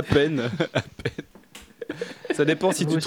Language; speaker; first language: French; native; French